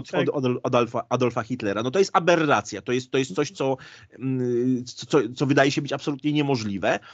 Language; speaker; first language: Polish; native; Polish